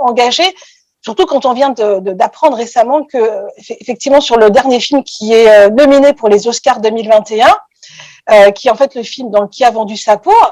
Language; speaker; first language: French; native; French